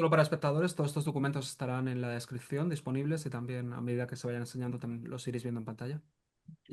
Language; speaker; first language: Spanish; native; Spanish